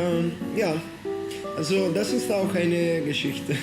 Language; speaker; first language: German; non-native, fluent; Italian